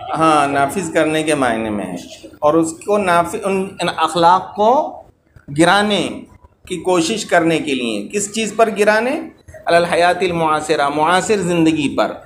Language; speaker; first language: Urdu; native; Urdu